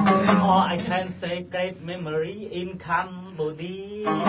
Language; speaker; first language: English; non-native, learner; Khmer